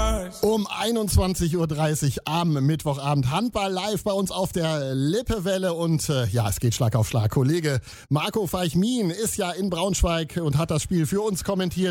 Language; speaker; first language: German; native; German